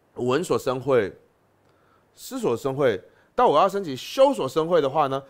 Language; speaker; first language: Chinese; native; Chinese